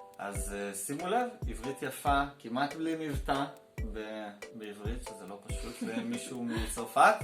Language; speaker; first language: Hebrew; native; Hebrew